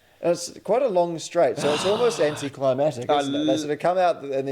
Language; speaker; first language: English; native; English